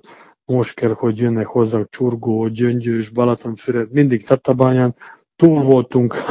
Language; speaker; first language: Hungarian; non-native, fluent; Serbian